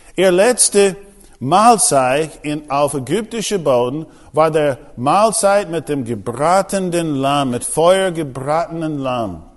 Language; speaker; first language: German; non-native, fluent; English